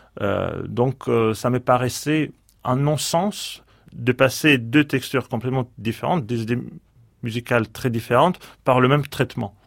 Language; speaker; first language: French; non-native, fluent; Greek